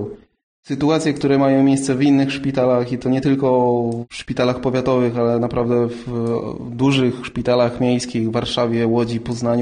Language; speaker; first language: Polish; native; Polish